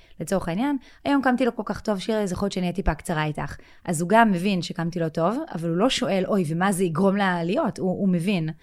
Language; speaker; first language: Hebrew; native; Hebrew